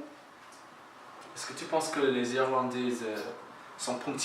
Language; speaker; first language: French; non-native, learner; English